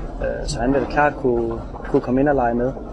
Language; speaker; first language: Danish; native; Danish